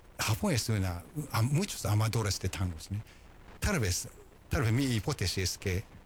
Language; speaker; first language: Spanish; non-native, fluent; Japanese